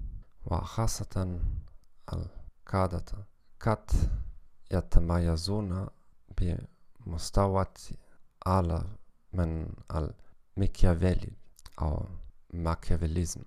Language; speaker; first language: Arabic; non-native, learner; German